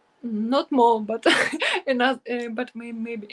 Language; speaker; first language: English; non-native, learner; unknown